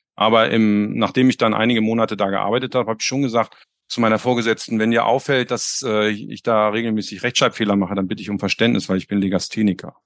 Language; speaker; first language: German; native; German